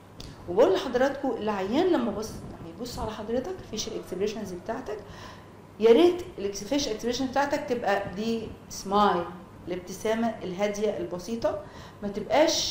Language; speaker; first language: Arabic; native; Arabic